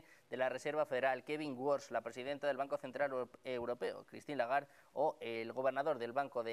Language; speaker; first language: Spanish; native; Spanish